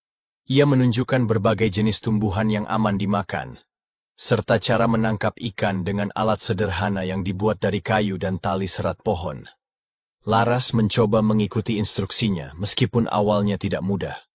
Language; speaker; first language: Indonesian; native; Indonesian